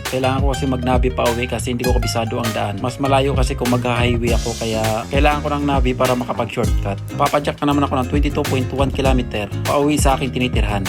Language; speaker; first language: Filipino; native; Filipino